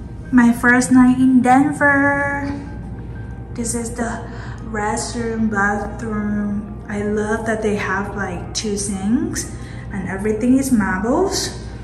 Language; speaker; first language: English; non-native, fluent; Thai